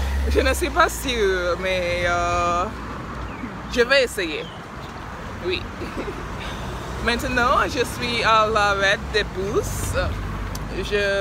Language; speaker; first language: French; non-native, learner; English